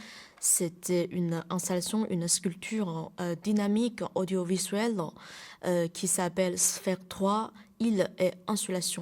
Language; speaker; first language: French; non-native, fluent; Chinese